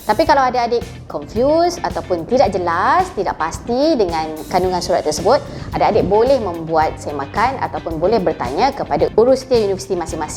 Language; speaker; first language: Malay; native; Malay